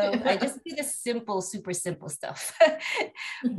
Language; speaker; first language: English; non-native, local second language; Filipino